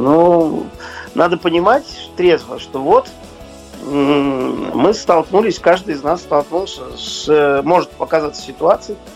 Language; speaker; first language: Russian; native; Russian